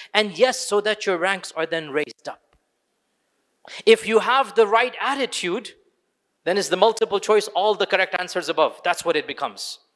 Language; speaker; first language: English; early bilingual, other home language; Urdu